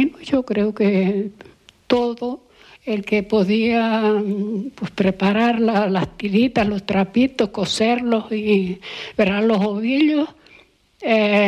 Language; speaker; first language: Spanish; native; Spanish